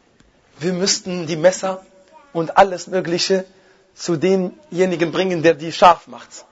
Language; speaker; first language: German; non-native, fluent; Arabic